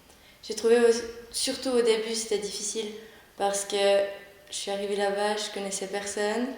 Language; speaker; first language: French; native; French